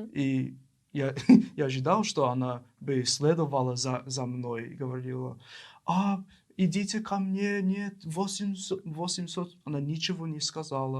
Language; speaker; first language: Russian; non-native, learner; English